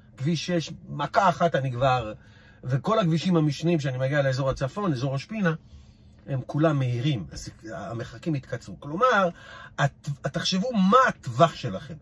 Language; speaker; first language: Hebrew; native; Hebrew